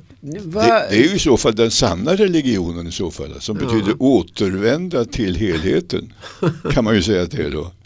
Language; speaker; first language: Swedish; native; Swedish